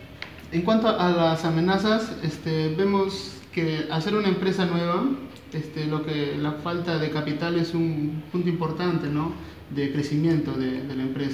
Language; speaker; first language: Spanish; native; Spanish